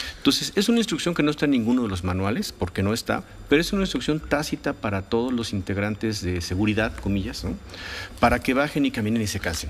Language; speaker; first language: Spanish; native; Spanish